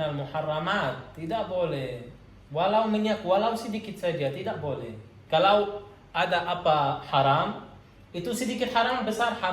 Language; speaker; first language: Indonesian; non-native, learner; Arabic